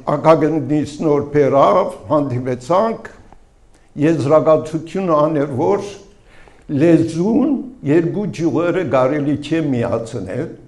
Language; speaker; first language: Armenian; early bilingual, heritage; Armenian